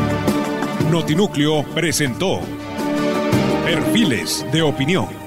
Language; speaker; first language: Spanish; native; Spanish